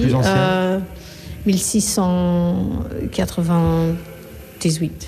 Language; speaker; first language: French; non-native, fluent; Korean